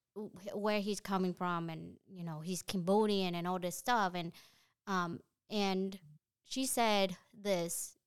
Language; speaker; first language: English; early bilingual, other home language; Vietnamese